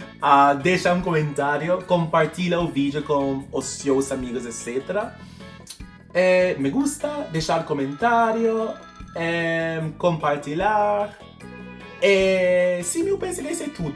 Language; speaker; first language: Portuguese; non-native, fluent; English